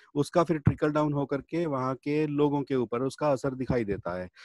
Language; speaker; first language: Hindi; native; Hindi